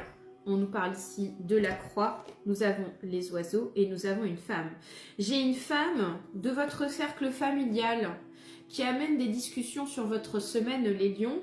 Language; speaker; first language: French; native; French